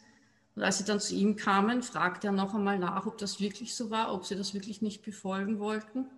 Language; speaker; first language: German; native; German